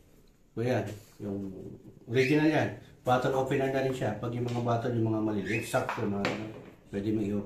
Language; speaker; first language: Filipino; native; Filipino